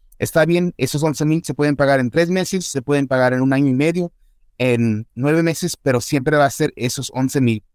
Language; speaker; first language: Spanish; early bilingual, heritage; Spanish